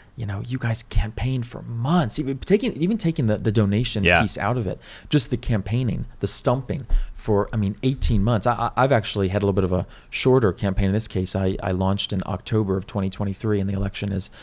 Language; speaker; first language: English; native; English